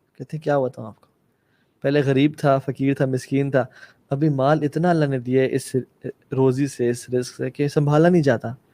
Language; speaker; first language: Urdu; native; Urdu